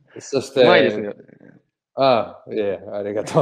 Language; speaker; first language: Japanese; non-native, learner; Portuguese